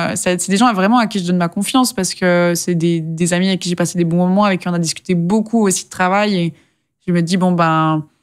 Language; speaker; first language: French; native; French